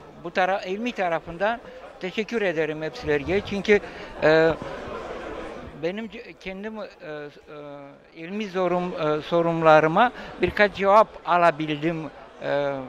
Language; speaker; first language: Turkish; non-native, fluent; Romanian